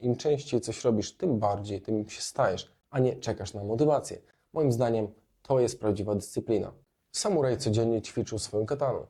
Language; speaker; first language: Polish; native; Polish